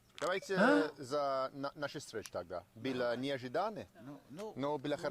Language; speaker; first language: Russian; non-native, learner; English